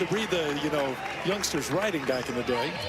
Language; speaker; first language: English; native; English